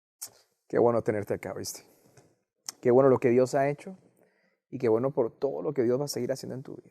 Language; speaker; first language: Spanish; native; Spanish